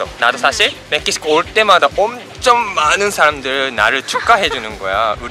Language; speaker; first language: Korean; non-native, fluent; Japanese